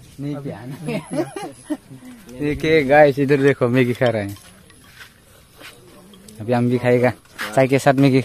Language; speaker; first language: Hindi; non-native, local second language; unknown